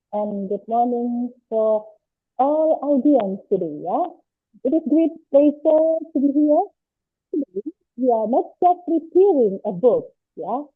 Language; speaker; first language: English; non-native, learner; Indonesian